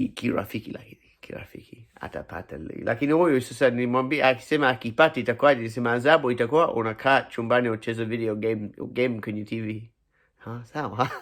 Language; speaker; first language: Swahili; non-native, fluent; English